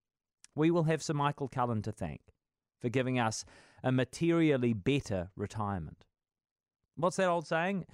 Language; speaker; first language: English; native; English